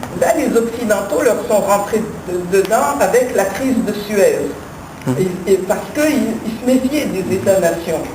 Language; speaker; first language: French; non-native, local second language; Arabic